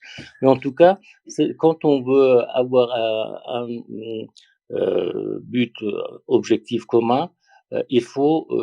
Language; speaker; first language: French; non-native, learner; Persian